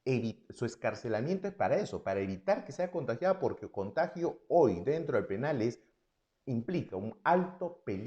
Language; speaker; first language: Spanish; native; Spanish